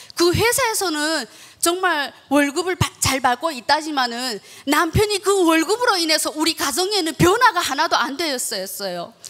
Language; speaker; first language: Korean; early bilingual, heritage; Korean